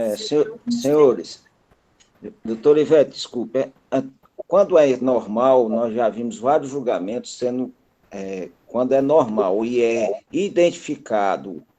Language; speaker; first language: Portuguese; native; Portuguese